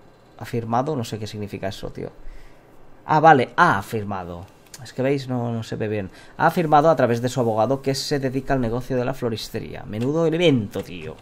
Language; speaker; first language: Spanish; native; Spanish